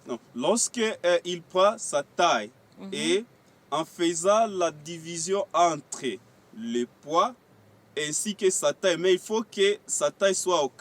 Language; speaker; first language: French; non-native, local second language; Swahili